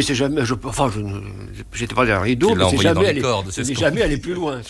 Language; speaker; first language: French; native; French